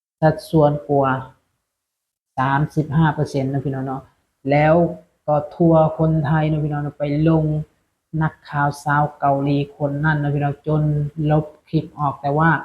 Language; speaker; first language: Thai; non-native, local second language; Lao